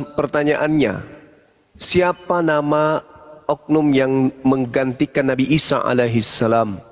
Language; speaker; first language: Indonesian; native; Indonesian